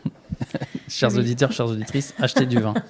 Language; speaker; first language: French; native; French